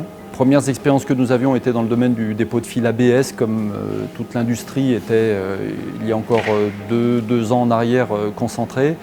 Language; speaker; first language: French; native; French